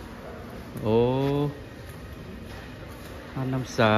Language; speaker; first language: Japanese; non-native, learner; Lao